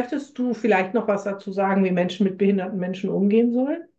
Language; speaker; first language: German; native; German